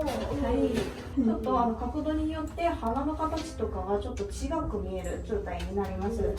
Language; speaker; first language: Japanese; non-native, fluent; Korean